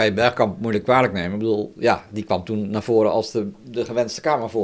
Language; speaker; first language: Dutch; native; Dutch